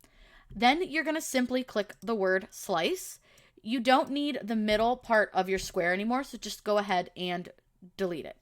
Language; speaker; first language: English; native; English